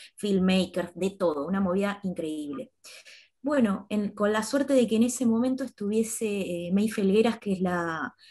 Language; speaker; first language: Spanish; native; Spanish